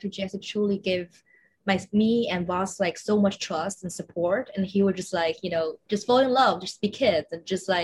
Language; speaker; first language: English; non-native, fluent; Chinese